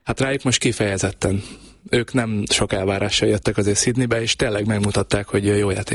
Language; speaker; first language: Hungarian; native; Hungarian